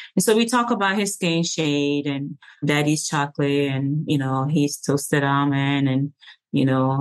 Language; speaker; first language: English; early bilingual, other home language; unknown